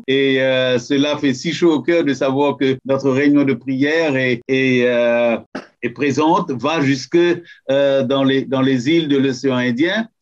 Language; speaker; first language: French; non-native, local second language; Morisyen